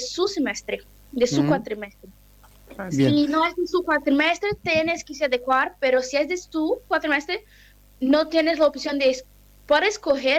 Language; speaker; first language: Spanish; non-native, learner; Portuguese